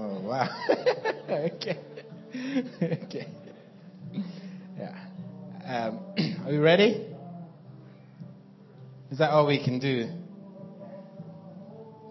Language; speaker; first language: English; non-native, local second language; Igbo